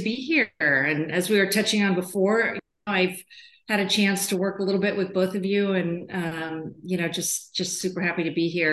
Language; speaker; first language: English; native; English